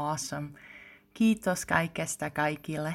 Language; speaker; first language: English; non-native, fluent; French